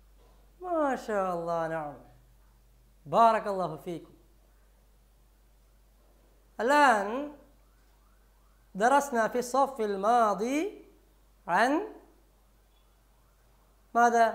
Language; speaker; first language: Arabic; non-native, fluent; Malayalam